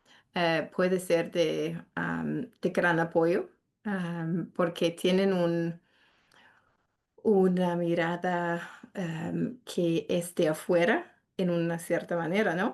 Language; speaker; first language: Spanish; non-native, fluent; English